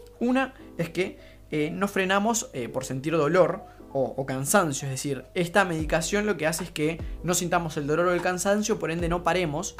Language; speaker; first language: Spanish; native; Spanish